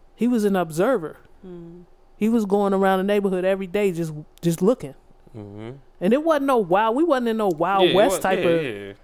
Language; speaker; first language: English; native; English